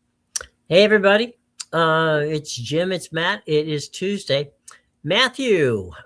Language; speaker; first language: English; native; English